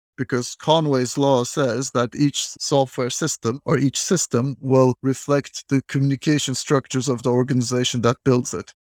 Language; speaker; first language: English; non-native, fluent; Turkish